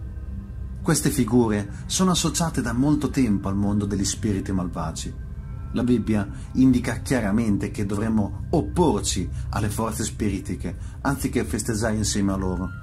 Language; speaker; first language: Italian; native; Italian